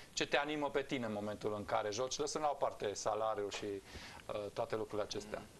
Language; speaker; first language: Romanian; native; Romanian